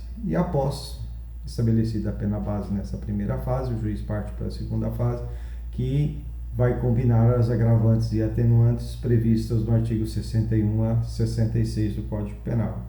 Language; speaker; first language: Portuguese; native; Portuguese